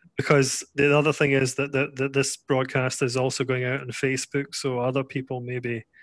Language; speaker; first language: English; native; English